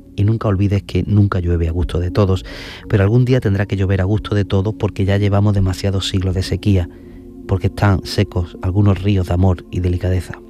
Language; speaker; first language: Spanish; native; Spanish